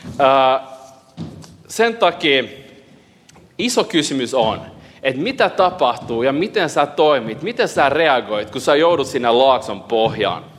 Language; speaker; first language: Finnish; early bilingual, heritage; Finnish